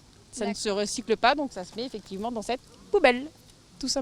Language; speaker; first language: French; native; French